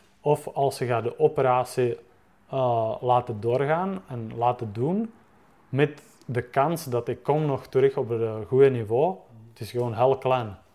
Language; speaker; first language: Dutch; non-native, fluent; Czech